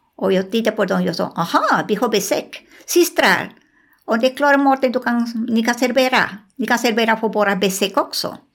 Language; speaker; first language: Swedish; non-native, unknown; Spanish